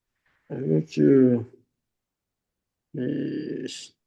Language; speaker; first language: English; non-native, learner; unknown